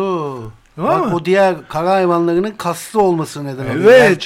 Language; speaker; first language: Turkish; native; Turkish